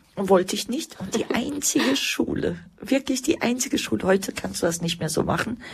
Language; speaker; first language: German; early bilingual, other home language; Croatian